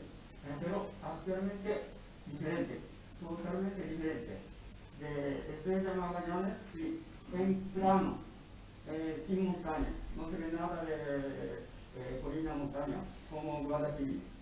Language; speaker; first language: Spanish; non-native, learner; Japanese